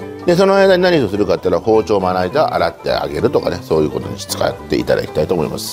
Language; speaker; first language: Japanese; native; Japanese